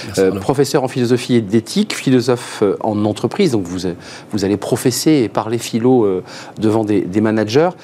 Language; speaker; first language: French; native; French